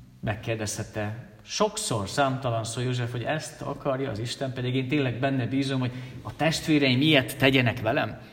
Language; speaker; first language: Hungarian; native; Hungarian